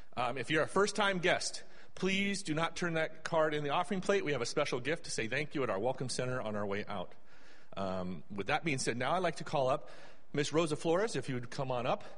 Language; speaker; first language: English; native; English